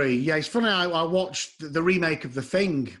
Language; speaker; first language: English; native; English